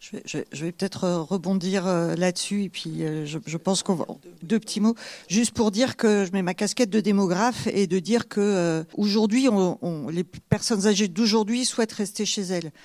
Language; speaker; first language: French; native; French